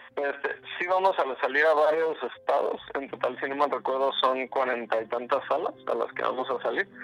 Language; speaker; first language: Spanish; native; Spanish